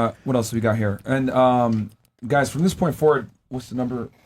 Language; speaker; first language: English; native; English